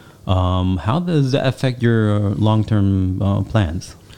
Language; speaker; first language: English; non-native, fluent; Hebrew